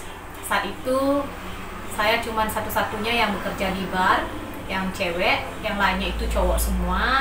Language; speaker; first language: Indonesian; non-native, local second language; Balinese